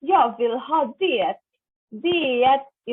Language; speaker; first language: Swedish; non-native, learner; Bangla